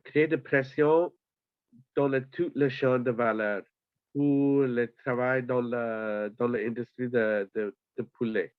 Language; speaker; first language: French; non-native, learner; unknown